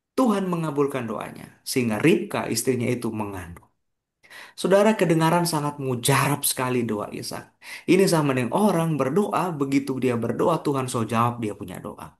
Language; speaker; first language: Indonesian; native; Indonesian